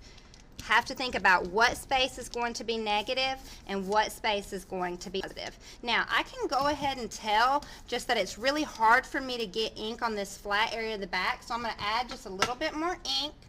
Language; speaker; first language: English; native; English